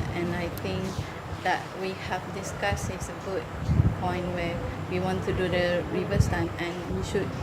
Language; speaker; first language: English; non-native, learner; Malay